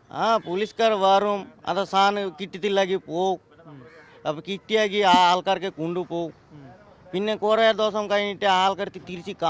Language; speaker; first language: Malayalam; non-native, local second language; Assamese